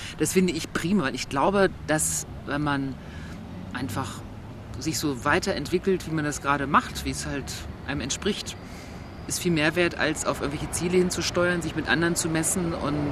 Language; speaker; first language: German; native; German